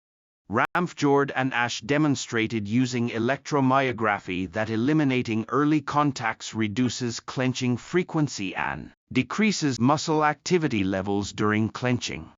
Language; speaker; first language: English; non-native, fluent; Japanese